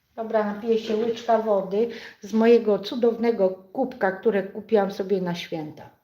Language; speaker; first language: Polish; native; Polish